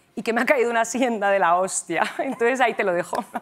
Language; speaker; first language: Spanish; native; Spanish